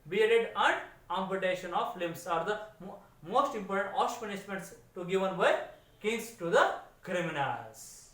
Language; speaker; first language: English; non-native, local second language; Kannada